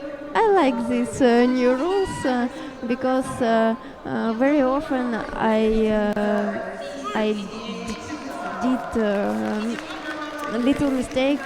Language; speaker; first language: English; non-native, learner; Russian